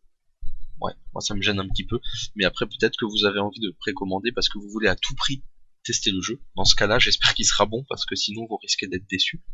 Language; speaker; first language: French; native; French